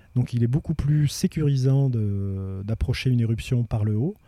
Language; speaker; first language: French; native; French